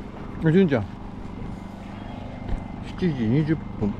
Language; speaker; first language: Japanese; native; Japanese